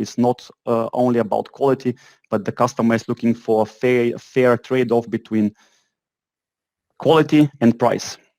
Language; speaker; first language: English; non-native, fluent; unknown